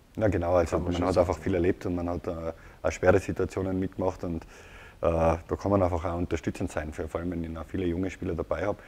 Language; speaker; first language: German; native; German